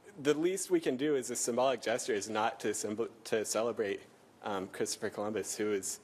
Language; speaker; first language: English; early bilingual, other home language; German